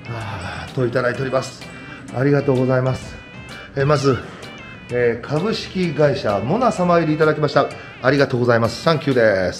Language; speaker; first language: Japanese; native; Japanese